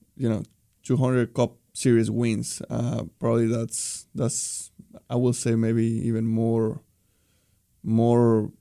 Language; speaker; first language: English; non-native, fluent; Spanish